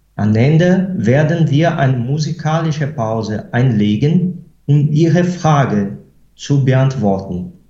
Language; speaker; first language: German; non-native, fluent; Portuguese